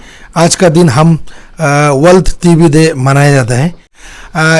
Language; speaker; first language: Hindi; non-native, local second language; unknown